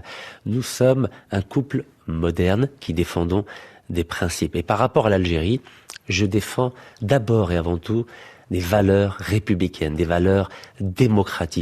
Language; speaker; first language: French; native; French